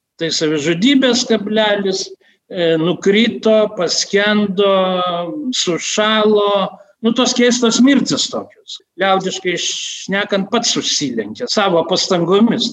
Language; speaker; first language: Lithuanian; native; Lithuanian